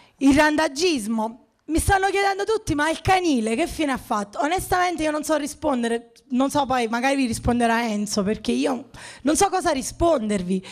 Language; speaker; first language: Italian; native; Italian